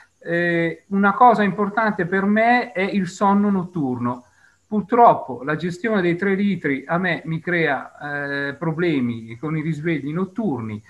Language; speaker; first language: Italian; native; Italian